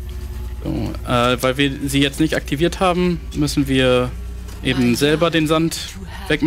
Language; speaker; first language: German; native; German